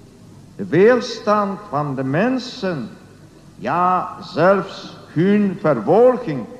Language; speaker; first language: Dutch; non-native, learner; Polish